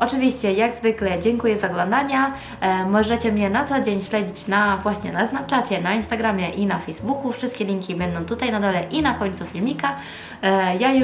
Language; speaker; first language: Polish; early bilingual, heritage; Polish